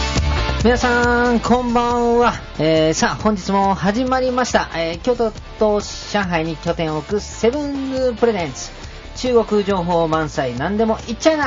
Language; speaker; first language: Japanese; native; Japanese